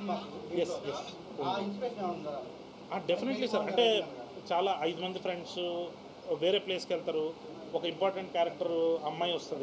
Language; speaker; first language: Telugu; native; Telugu